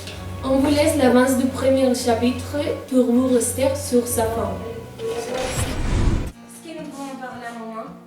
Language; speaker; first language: French; non-native, learner; Spanish